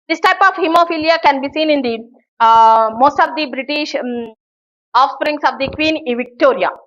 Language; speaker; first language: English; non-native, local second language; Telugu